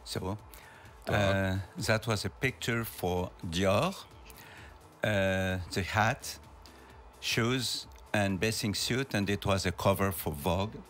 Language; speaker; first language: English; non-native, learner; French